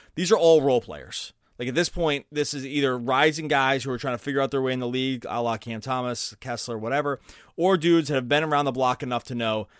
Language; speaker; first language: English; native; English